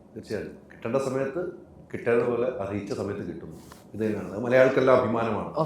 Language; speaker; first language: Malayalam; native; Malayalam